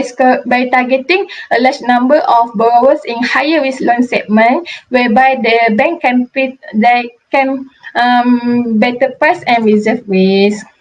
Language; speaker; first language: English; non-native, local second language; Malay